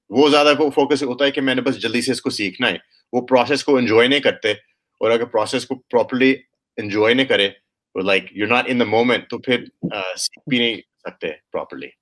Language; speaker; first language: Urdu; early bilingual, heritage; Urdu